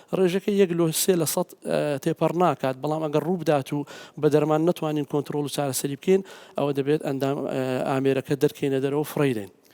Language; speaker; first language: Central Kurdish; native; Central Kurdish